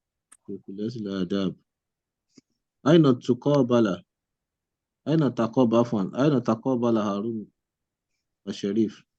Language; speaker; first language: Arabic; non-native, fluent; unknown